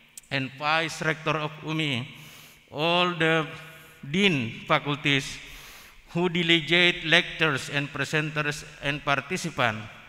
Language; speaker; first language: English; non-native, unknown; Indonesian